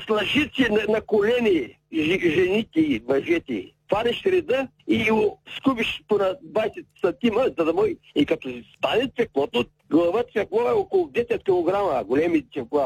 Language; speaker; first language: Bulgarian; native; Bulgarian